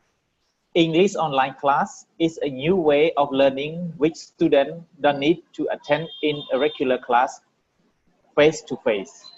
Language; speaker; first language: English; non-native, learner; Vietnamese